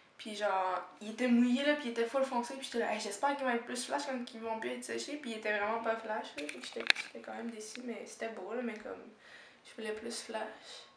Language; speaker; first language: French; native; French